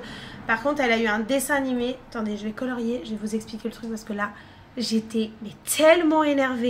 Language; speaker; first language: French; native; French